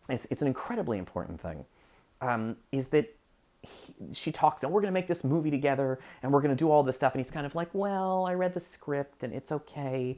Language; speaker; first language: English; native; English